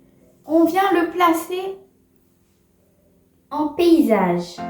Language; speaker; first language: French; native; French